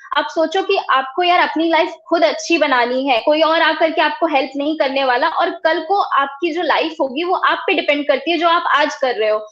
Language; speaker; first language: Hindi; native; Hindi